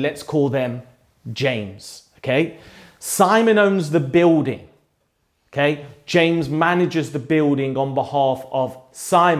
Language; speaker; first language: English; native; English